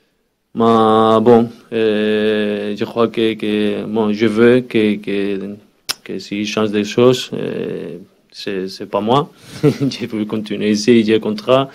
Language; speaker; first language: French; non-native, learner; Spanish